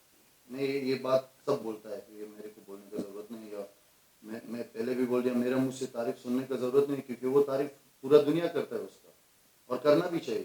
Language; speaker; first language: Hindi; non-native, fluent; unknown